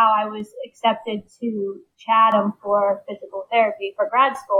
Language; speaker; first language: English; native; English